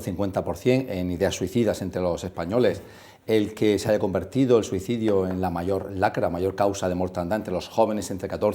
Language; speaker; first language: Spanish; native; Spanish